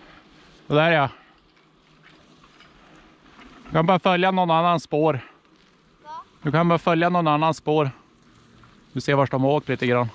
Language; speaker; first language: Swedish; native; Swedish